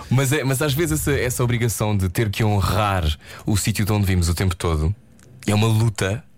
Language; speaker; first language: Portuguese; native; Portuguese